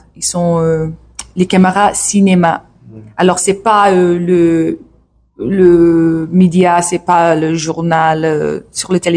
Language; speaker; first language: French; non-native, learner; English